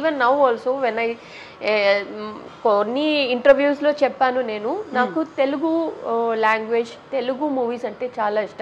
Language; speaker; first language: Telugu; non-native, local second language; Tamil